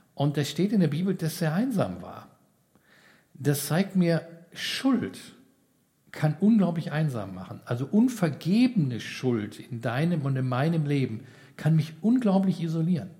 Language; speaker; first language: German; native; German